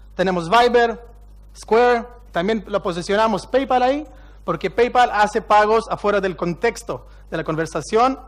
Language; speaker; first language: Spanish; non-native, fluent; Hebrew